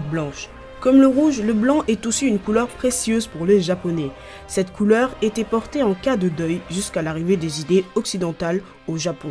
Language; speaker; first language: French; native; French